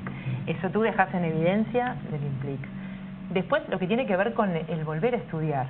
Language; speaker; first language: Spanish; native; Spanish